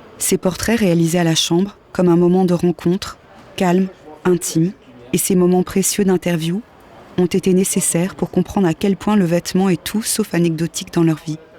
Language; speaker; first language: French; native; French